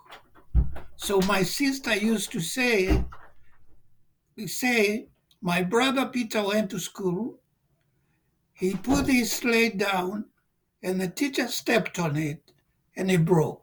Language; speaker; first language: English; non-native, local second language; Kikuyu